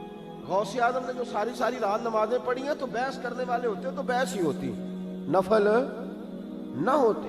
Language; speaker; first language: Urdu; native; Urdu